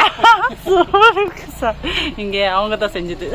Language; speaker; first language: Tamil; non-native, local second language; Tibetan